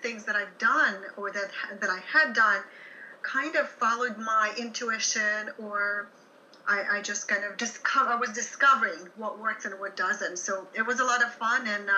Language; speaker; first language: English; non-native, fluent; Ukrainian